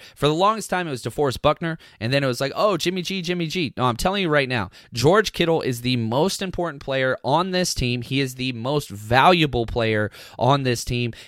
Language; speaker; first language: English; native; English